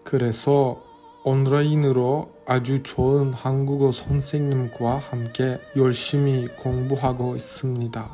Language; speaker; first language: Korean; non-native, learner; Turkish